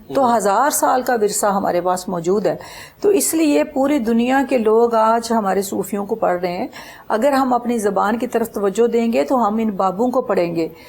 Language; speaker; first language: Urdu; non-native, local second language; Punjabi